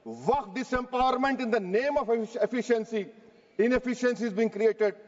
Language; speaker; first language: English; non-native, local second language; Urdu